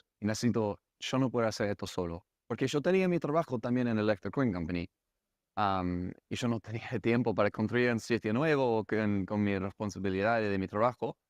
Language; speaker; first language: Spanish; non-native, fluent; English